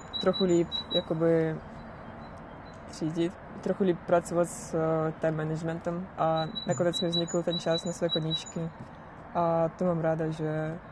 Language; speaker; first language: Czech; non-native, fluent; Russian